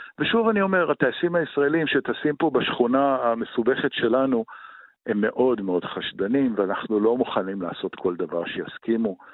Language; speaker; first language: Hebrew; native; Hebrew